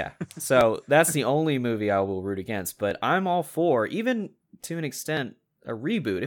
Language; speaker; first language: English; native; English